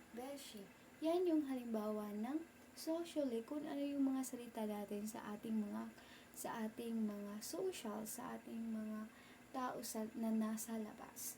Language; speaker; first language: Filipino; non-native, local second language; Cebuano